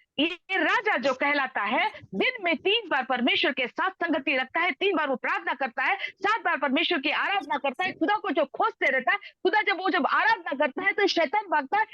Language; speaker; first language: Hindi; non-native, local second language; Telugu